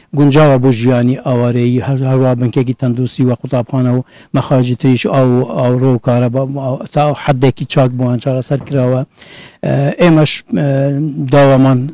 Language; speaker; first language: Central Kurdish; native; Central Kurdish